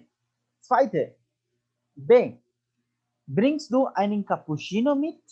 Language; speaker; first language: German; non-native, fluent; Spanish